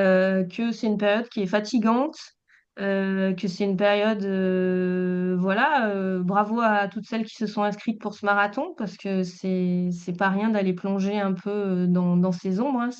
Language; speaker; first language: French; native; French